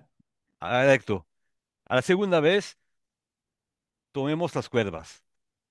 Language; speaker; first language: Spanish; non-native, learner; French